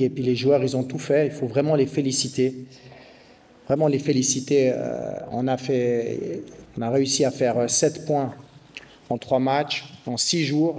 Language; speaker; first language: French; native; French